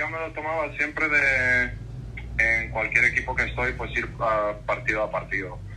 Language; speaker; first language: Spanish; non-native, fluent; Croatian